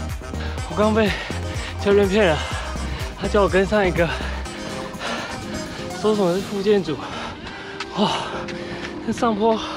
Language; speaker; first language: Chinese; native; Chinese